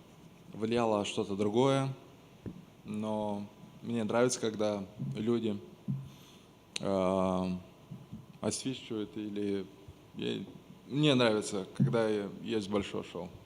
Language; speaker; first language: Russian; non-native, local second language; Romanian